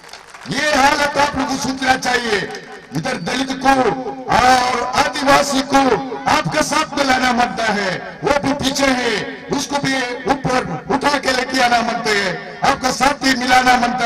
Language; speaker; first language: Hindi; non-native, local second language; Malayalam